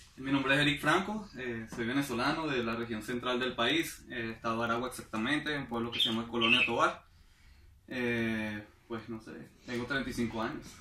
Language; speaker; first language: Spanish; native; Spanish